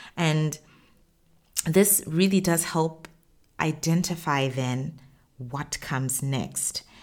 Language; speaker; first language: English; non-native, local second language; Tswana